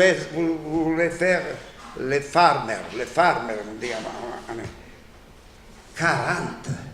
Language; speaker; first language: French; non-native, fluent; Italian